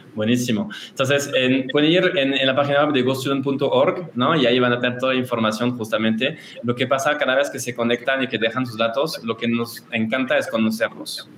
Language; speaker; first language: Spanish; non-native, fluent; French